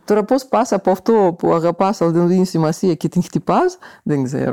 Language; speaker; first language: Greek; non-native, fluent; Russian